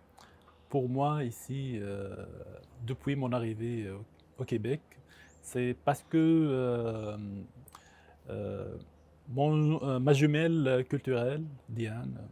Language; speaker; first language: French; non-native, local second language; Arabic